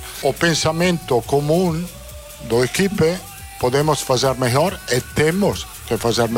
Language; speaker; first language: Portuguese; non-native, learner; Italian